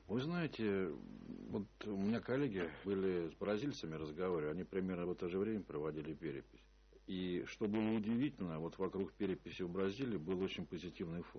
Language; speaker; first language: Russian; native; Russian